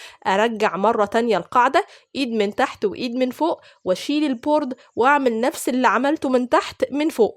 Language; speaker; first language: Arabic; native; Arabic